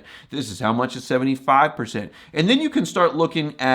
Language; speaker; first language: English; native; English